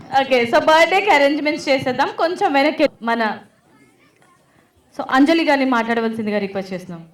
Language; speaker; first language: Telugu; native; Telugu